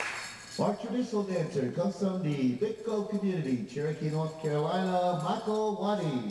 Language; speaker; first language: English; native; English